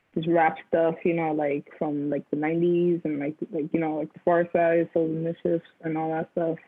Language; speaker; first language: English; native; English